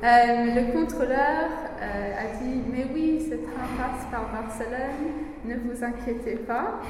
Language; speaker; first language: French; non-native, learner; English